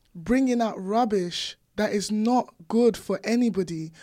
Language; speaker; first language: English; non-native, local second language; Igbo